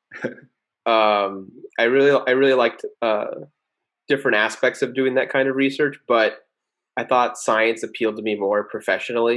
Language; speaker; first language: English; early bilingual, other home language; Spanish